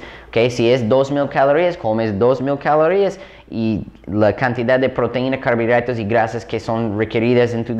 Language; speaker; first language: Spanish; non-native, fluent; English